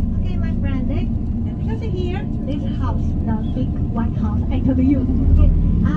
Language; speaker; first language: English; non-native, learner; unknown